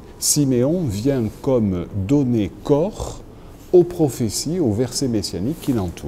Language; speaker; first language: French; native; French